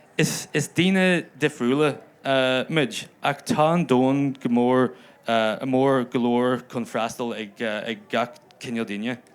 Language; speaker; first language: Irish; non-native, local second language; English